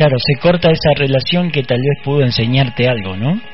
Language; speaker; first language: Spanish; native; Spanish